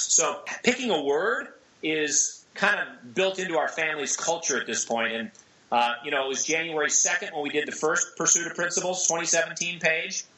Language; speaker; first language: English; native; English